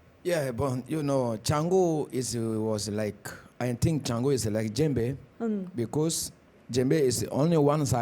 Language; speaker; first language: English; non-native, learner; Bambara